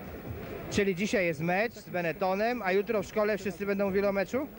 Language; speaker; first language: Polish; native; Polish